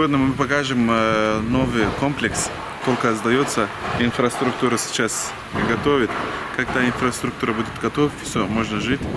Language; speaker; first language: Russian; non-native, learner; Turkish